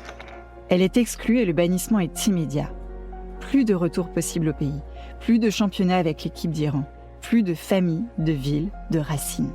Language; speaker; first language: French; native; French